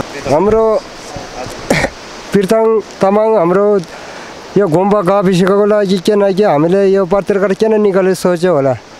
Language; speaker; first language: Nepali; non-native, local second language; Eastern Tamang